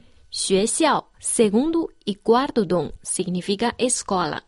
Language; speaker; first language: Portuguese; non-native, fluent; Chinese